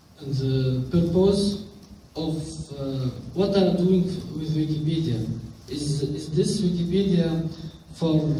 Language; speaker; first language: English; non-native, local second language; Arabic